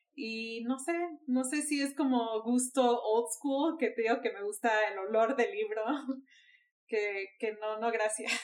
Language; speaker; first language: Spanish; early bilingual, heritage; Spanish